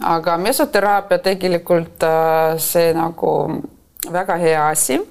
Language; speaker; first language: Estonian; non-native, local second language; Russian